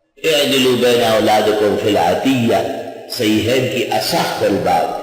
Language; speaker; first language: Urdu; non-native, local second language; Pashto